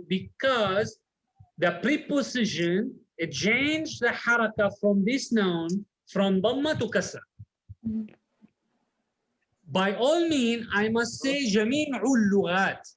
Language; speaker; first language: English; non-native, learner; Arabic